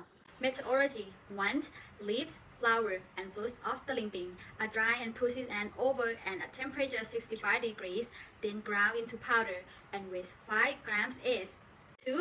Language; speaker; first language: English; non-native, learner; Thai